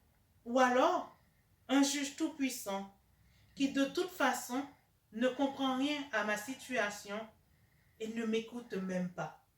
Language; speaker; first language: French; native; French